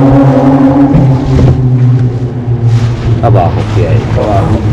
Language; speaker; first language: Spanish; non-native, learner; Filipino